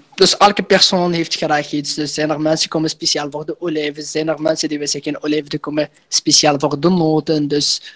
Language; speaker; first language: Dutch; early bilingual, other home language; Arabic